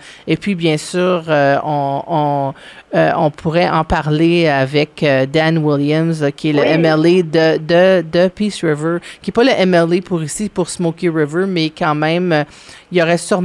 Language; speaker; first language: French; native; French